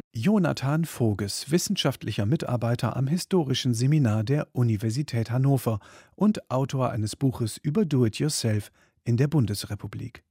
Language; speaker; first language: German; native; German